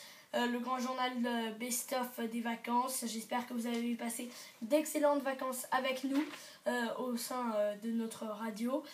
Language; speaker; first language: French; native; French